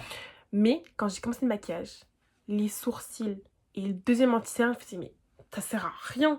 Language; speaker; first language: French; native; French